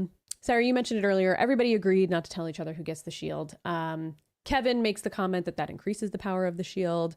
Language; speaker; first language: English; native; English